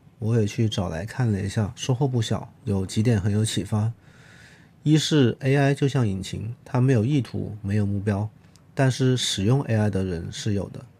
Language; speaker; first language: Chinese; non-native, local second language; Cantonese